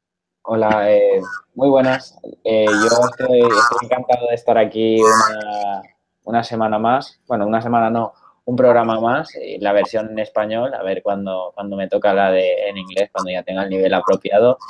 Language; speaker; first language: Spanish; native; Spanish